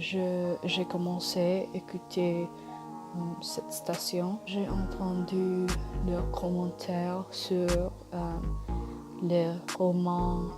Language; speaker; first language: French; non-native, learner; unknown